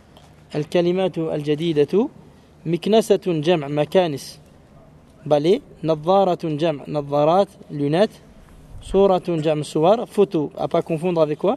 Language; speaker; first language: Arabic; non-native, fluent; French